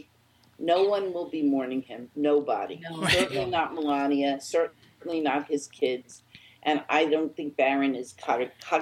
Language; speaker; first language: English; native; English